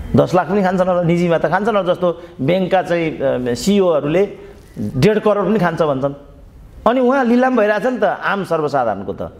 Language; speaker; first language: Nepali; native; Nepali